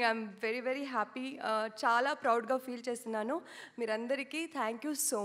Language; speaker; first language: Telugu; non-native, learner; Kannada